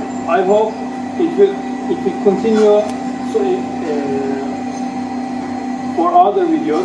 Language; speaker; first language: English; non-native, learner; Turkish